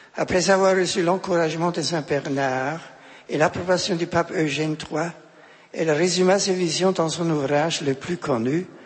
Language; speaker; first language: French; non-native, fluent; German